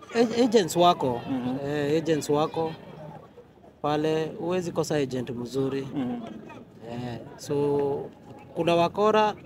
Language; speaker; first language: Swahili; non-native, local second language; Kikuyu